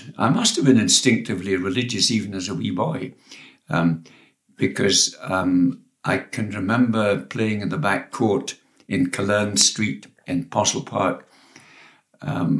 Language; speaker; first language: English; native; English